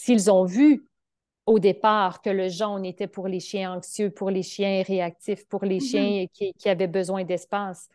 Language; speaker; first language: French; native; French